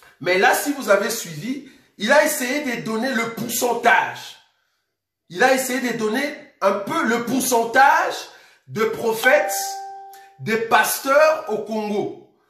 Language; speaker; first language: French; non-native, local second language; Lingala